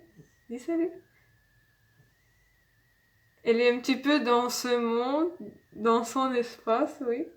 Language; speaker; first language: French; non-native, learner; Russian